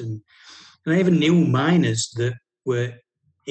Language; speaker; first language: English; native; English